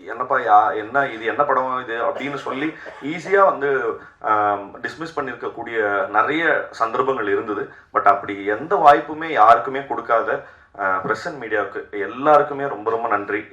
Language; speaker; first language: Tamil; native; Tamil